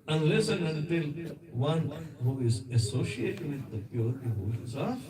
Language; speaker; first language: English; non-native, local second language; Hindi